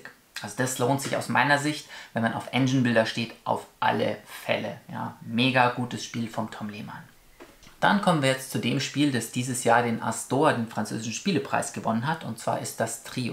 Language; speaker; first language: German; native; German